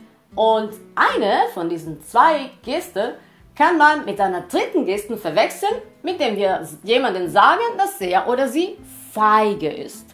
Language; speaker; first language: German; non-native, fluent; Italian